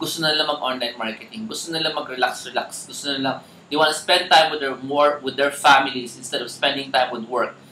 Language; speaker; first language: English; non-native, local second language; Filipino